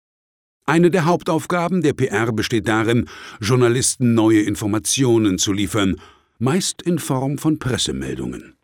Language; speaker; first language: German; native; German